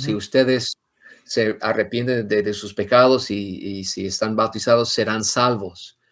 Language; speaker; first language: Spanish; non-native, fluent; English